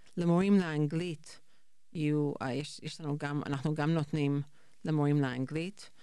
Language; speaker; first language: Hebrew; non-native, fluent; English